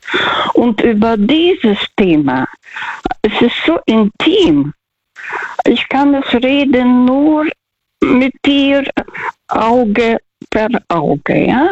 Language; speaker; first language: German; non-native, fluent; Russian